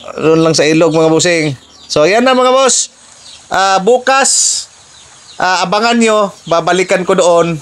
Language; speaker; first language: Filipino; non-native, local second language; Cebuano